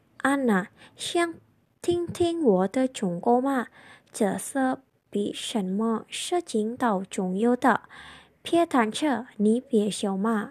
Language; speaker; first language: Chinese; non-native, learner; Indonesian